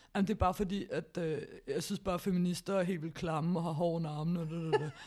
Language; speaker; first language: Danish; native; Danish